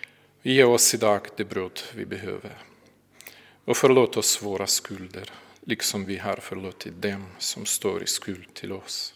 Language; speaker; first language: Swedish; non-native, fluent; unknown